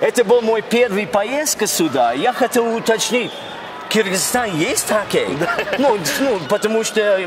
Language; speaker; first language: Russian; non-native, fluent; English